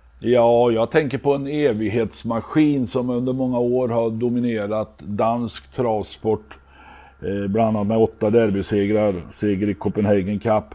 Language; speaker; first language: Swedish; native; Swedish